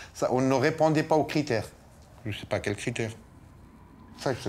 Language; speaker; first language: French; non-native, fluent; Persian